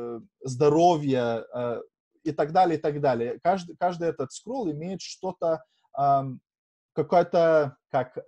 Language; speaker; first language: Russian; non-native, fluent; Lithuanian